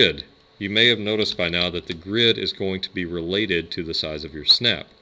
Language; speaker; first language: English; native; English